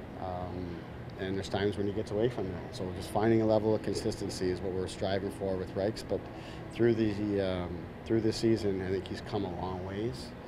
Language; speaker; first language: English; native; English